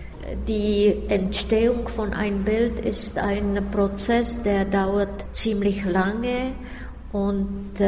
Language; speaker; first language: German; non-native, fluent; Czech